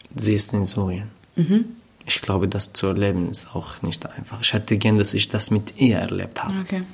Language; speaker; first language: German; non-native, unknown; Arabic